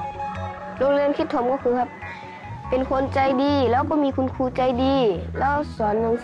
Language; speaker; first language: Thai; early bilingual, other home language; Shan